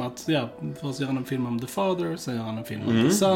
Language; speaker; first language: Swedish; native; Swedish